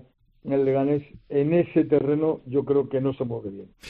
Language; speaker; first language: Spanish; native; Spanish